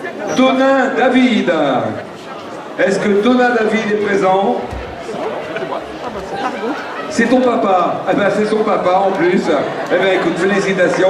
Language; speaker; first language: French; native; French